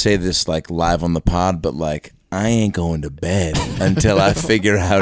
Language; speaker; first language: English; native; English